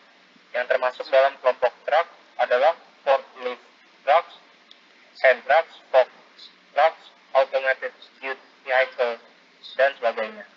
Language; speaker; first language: Indonesian; native; Indonesian